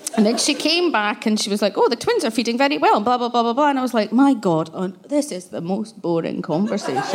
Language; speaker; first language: English; native; English